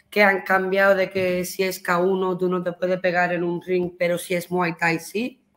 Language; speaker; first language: Spanish; early bilingual, heritage; Spanish